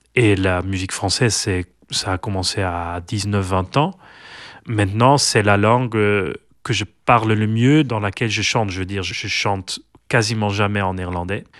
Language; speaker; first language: French; non-native, local second language; Dutch